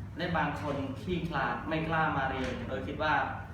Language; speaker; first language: Thai; non-native, learner; Khmer